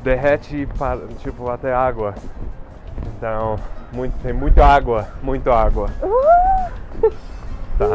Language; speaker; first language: Portuguese; non-native, fluent; English